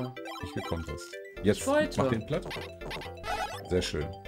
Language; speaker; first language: German; native; German